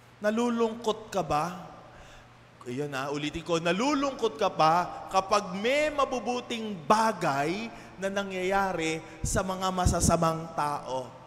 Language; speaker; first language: Filipino; native; Filipino